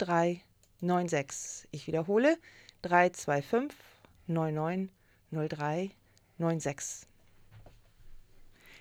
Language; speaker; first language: German; native; German